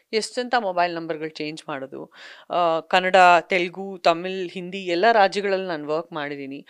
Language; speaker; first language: Kannada; non-native, local second language; Sindhi